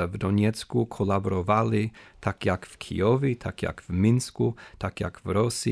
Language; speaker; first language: Ukrainian; non-native, fluent; English